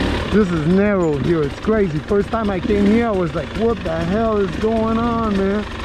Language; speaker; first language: English; non-native, local second language; French